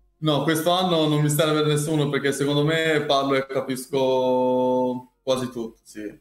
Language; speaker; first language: Italian; non-native, learner; Albanian